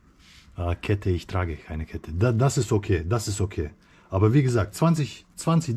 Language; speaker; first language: German; non-native, fluent; Bosnian